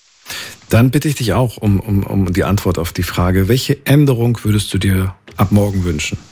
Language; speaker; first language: German; native; German